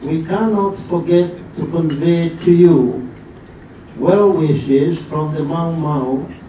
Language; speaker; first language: English; non-native, local second language; Kikuyu